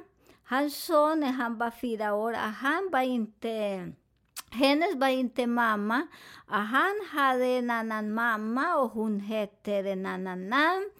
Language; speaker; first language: Swedish; non-native, fluent; Spanish